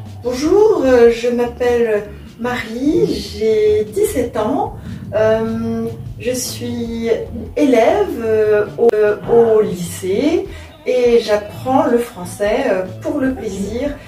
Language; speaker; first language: French; non-native, learner; Thai